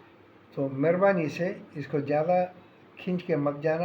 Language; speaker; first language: Hindi; non-native, local second language; Malayalam